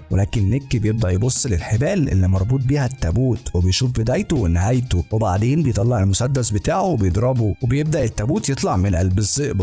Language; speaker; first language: Arabic; native; Arabic